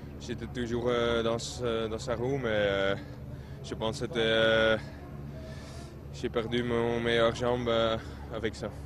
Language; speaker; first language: French; non-native, local second language; Dutch